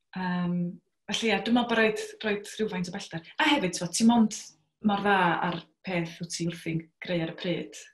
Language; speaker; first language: Welsh; native; Welsh